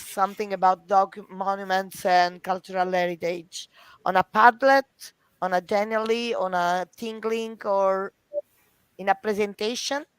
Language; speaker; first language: English; non-native, fluent; Italian